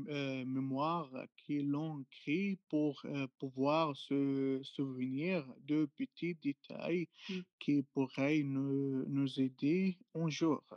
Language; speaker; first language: French; non-native, learner; Arabic